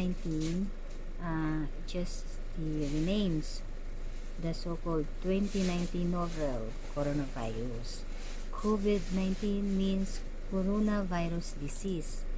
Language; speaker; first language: English; non-native, local second language; Filipino